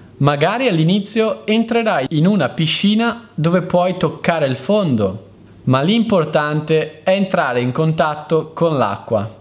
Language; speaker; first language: Italian; native; Italian